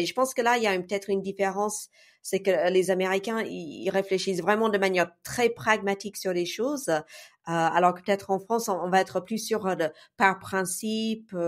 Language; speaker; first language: French; non-native, fluent; English